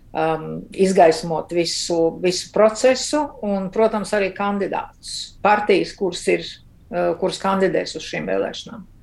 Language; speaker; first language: Latvian; early bilingual, heritage; Latvian